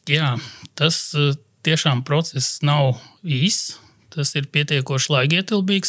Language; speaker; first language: Latvian; native; Latvian